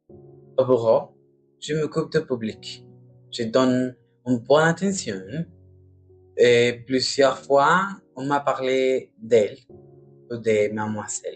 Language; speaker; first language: French; non-native, learner; Spanish